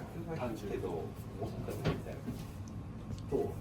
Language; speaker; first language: Japanese; native; Japanese